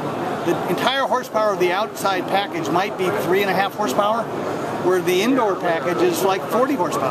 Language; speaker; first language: English; native; English